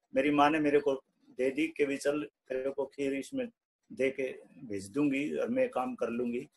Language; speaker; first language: Hindi; native; Hindi